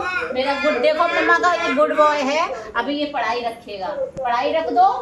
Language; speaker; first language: Hindi; native; Hindi